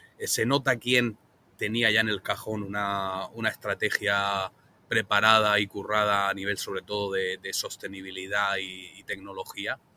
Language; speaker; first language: Spanish; native; Spanish